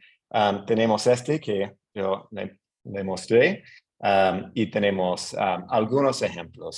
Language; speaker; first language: Spanish; non-native, fluent; English